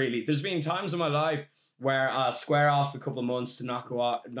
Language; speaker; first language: English; native; English